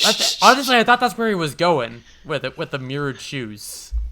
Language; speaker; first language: English; native; English